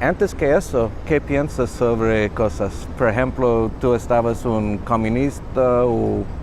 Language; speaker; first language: Spanish; non-native, learner; English